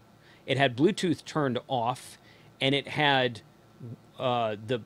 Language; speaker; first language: English; native; English